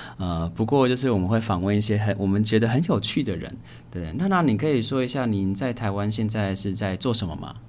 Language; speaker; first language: Chinese; native; Chinese